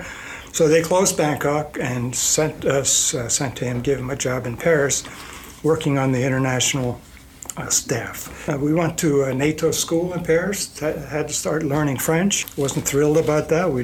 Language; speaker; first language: English; non-native, fluent; Icelandic